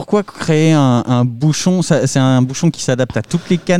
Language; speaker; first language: French; native; French